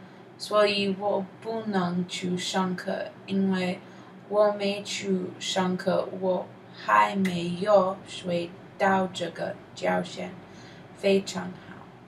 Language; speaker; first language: Chinese; non-native, learner; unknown